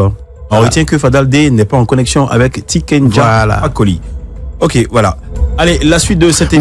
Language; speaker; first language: French; native; French